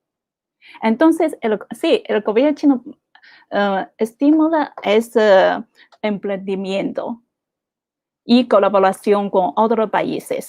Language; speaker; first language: Spanish; non-native, fluent; Chinese